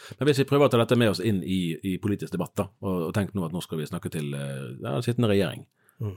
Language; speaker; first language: Norwegian; native; Norwegian